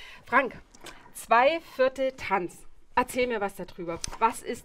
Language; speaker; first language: German; native; German